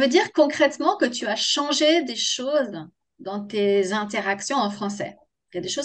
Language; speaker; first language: French; native; French